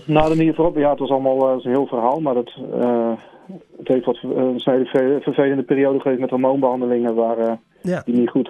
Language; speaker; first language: Dutch; native; Dutch